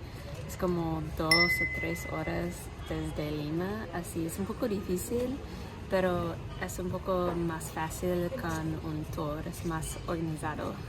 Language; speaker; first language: Spanish; non-native, learner; English